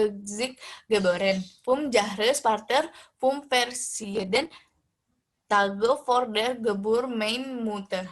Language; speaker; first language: German; non-native, learner; Indonesian